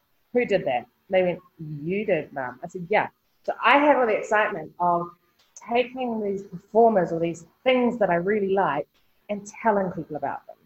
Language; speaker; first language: English; native; English